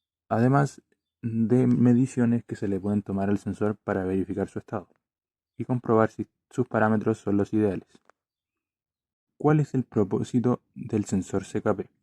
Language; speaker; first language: Spanish; native; Spanish